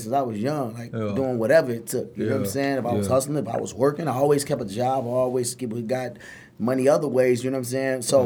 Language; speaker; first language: English; native; English